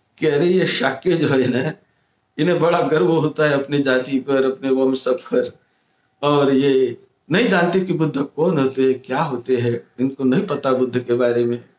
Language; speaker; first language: Hindi; non-native, local second language; Marathi